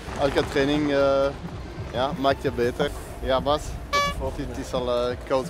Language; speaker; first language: Dutch; non-native, local second language; French